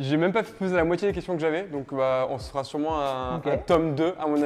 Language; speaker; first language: French; native; French